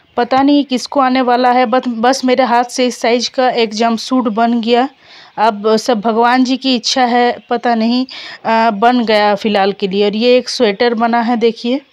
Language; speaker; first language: Hindi; non-native, local second language; Bangla